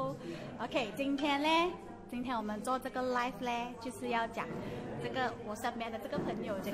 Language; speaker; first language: Chinese; early bilingual, heritage; Chinese